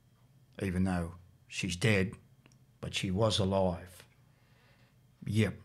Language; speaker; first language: English; native; English